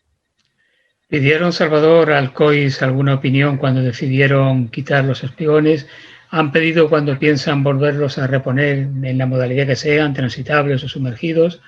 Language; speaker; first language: Spanish; native; Spanish